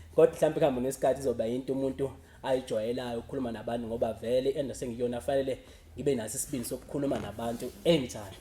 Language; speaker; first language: Zulu; native; Zulu